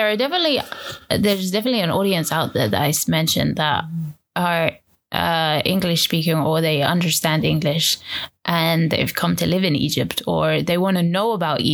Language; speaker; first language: English; native; English